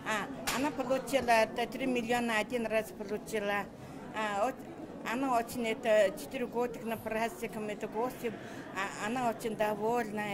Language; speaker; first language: Russian; non-native, learner; Mongolian